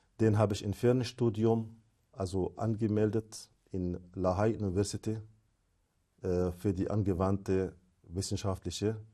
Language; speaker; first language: German; non-native, fluent; Arabic